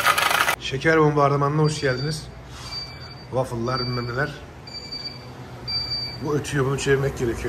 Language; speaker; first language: Turkish; native; Turkish